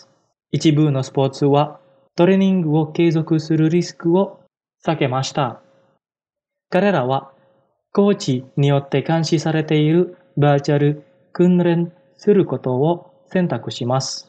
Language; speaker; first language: Japanese; non-native, fluent; Indonesian